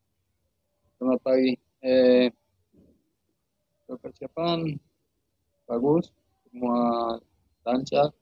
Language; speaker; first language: Indonesian; non-native, fluent; Spanish